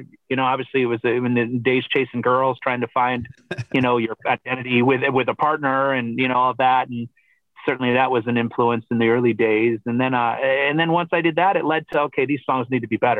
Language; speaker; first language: English; native; English